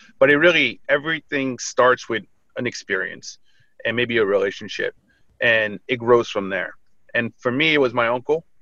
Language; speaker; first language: English; early bilingual, other home language; French